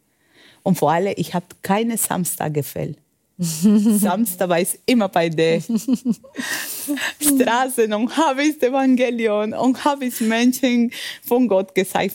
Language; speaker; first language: German; non-native, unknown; Spanish